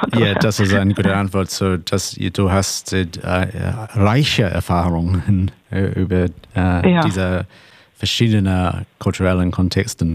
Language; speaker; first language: German; non-native, learner; English